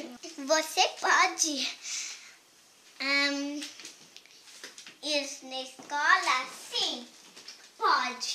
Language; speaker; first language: Portuguese; early bilingual, heritage; Portuguese